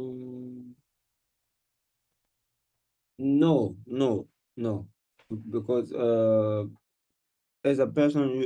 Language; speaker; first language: English; non-native, learner; Portuguese